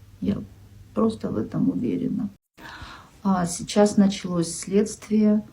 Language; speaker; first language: Russian; non-native, local second language; Kyrgyz